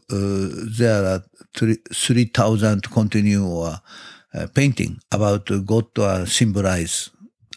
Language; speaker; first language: English; non-native, learner; Japanese